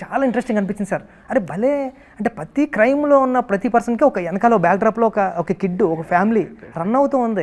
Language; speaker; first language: Telugu; native; Telugu